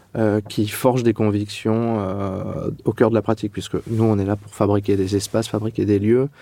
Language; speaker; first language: French; native; French